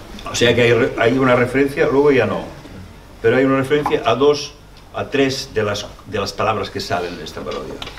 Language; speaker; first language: Spanish; non-native, local second language; Catalan